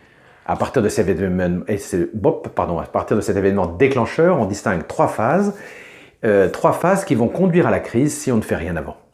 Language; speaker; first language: French; native; French